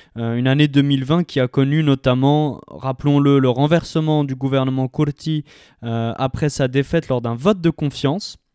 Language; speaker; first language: French; native; French